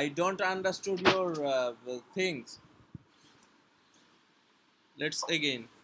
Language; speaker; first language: English; non-native, learner; Bangla